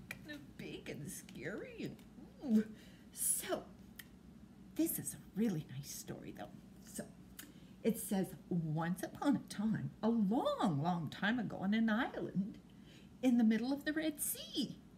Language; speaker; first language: English; native; English